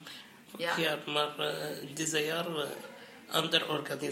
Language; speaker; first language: Dutch; non-native, learner; Arabic